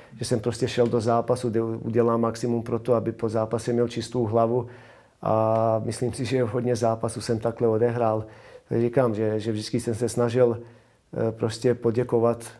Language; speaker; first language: Czech; non-native, fluent; Bosnian